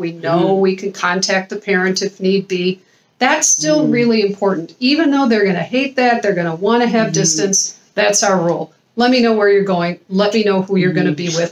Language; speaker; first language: English; native; English